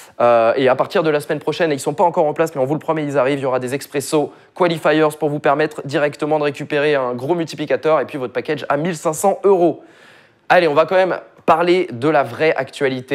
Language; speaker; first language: French; native; French